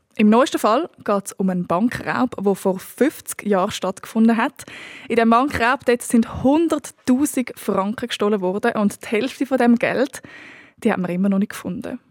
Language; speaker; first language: German; native; German